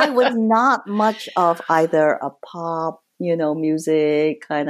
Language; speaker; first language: English; native; English